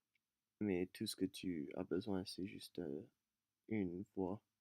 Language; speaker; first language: French; non-native, learner; English